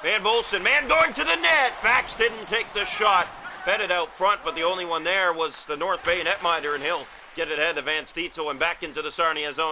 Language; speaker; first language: English; native; English